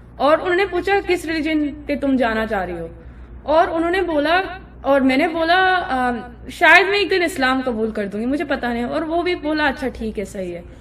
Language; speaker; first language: Urdu; non-native, fluent; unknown